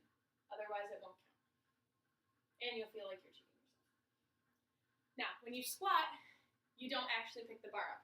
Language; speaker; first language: English; native; English